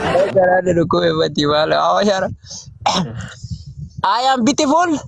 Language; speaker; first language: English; non-native, learner; Oromo